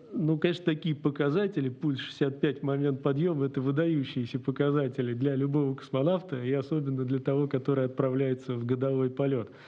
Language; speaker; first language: Russian; native; Russian